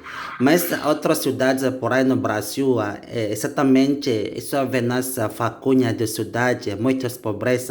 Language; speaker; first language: Portuguese; non-native, learner; Indonesian